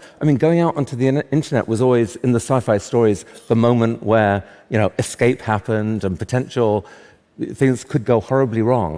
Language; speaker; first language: English; native; English